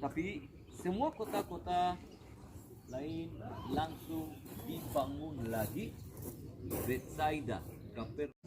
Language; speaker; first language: Indonesian; non-native, fluent; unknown